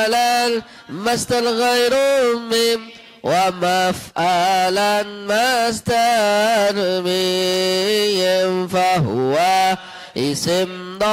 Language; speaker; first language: Arabic; non-native, fluent; Indonesian